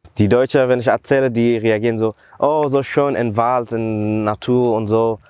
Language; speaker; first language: German; non-native, fluent; Persian